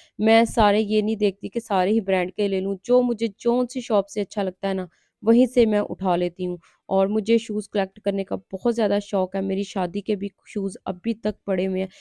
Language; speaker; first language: Urdu; non-native, local second language; Punjabi